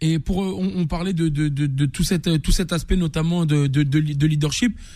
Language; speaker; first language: French; native; French